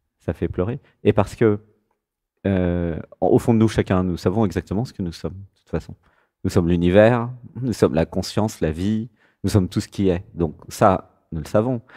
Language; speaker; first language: French; native; French